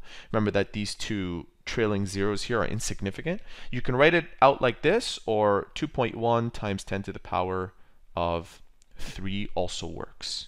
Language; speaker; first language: English; native; English